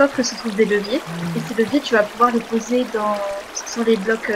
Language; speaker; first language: French; native; French